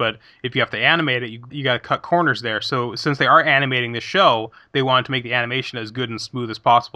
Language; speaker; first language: English; native; English